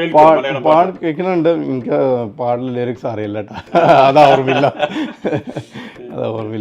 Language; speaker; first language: Malayalam; non-native, fluent; Punjabi